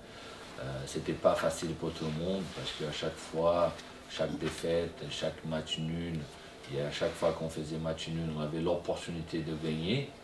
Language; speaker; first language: French; non-native, fluent; Portuguese